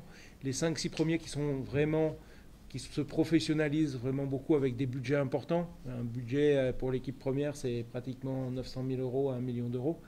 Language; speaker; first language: French; native; French